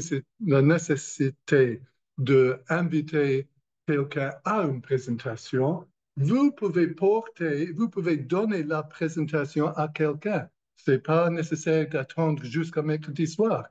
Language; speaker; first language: French; non-native, learner; English